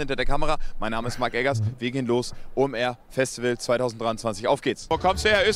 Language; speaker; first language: German; native; German